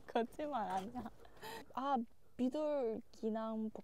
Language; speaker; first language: Korean; non-native, learner; English